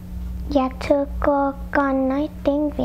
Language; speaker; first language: Vietnamese; early bilingual, heritage; Vietnamese